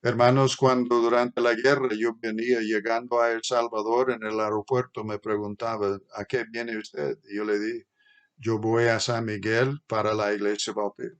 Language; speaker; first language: Spanish; non-native, fluent; English